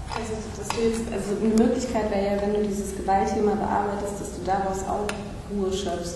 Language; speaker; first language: German; native; German